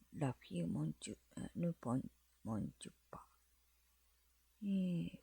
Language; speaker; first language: French; non-native, learner; Japanese